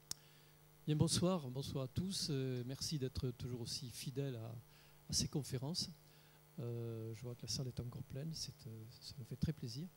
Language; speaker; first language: French; native; French